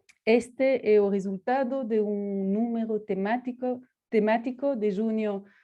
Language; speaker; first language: Portuguese; non-native, fluent; Spanish